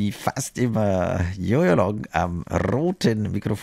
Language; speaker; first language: German; native; German